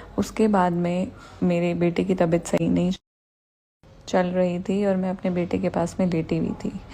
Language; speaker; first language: Hindi; native; Hindi